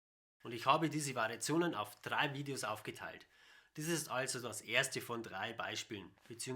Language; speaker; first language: German; native; German